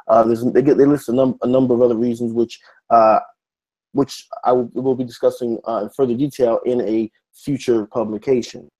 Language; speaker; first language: English; native; English